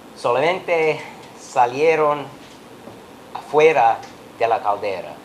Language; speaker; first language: Spanish; non-native, learner; English